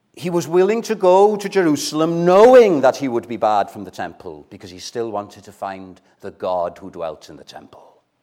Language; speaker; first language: English; non-native, local second language; Welsh